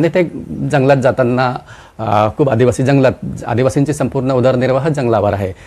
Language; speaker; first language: Marathi; non-native, local second language; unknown